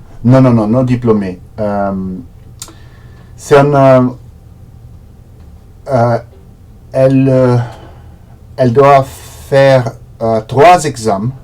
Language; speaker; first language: French; non-native, learner; Portuguese